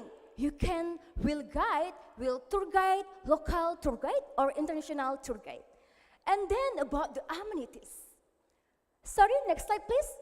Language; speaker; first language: English; non-native, learner; Indonesian